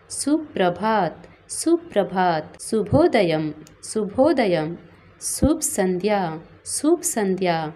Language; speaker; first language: Hindi; non-native, local second language; Odia